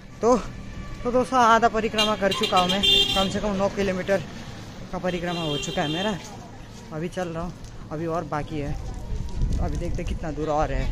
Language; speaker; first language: Hindi; non-native, local second language; Nepali